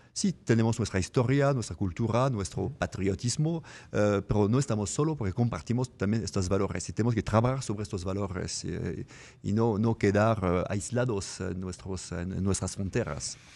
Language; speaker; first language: Spanish; non-native, fluent; French